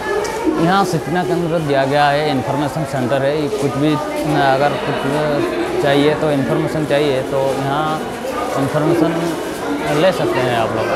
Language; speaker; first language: Hindi; non-native, local second language; Odia